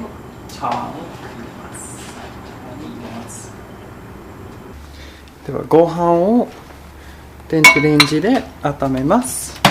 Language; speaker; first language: Japanese; non-native, fluent; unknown